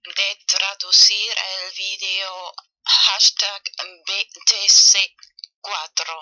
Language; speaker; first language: Spanish; non-native, fluent; German